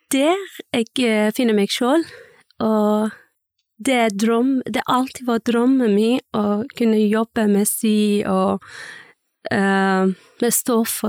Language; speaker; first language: Norwegian; early bilingual, other home language; Persian